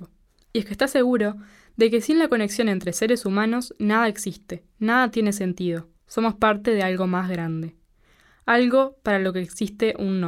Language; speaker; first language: Spanish; native; Spanish